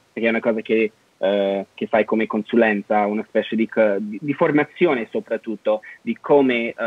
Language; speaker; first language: Italian; non-native, fluent; English